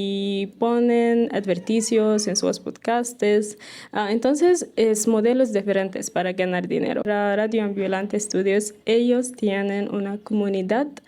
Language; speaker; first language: Spanish; non-native, fluent; Arabic